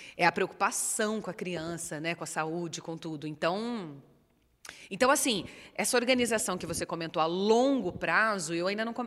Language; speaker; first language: Portuguese; native; Portuguese